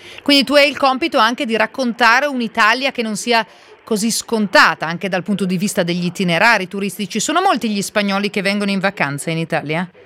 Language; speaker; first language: Italian; native; Italian